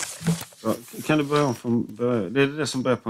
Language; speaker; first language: Swedish; native; Swedish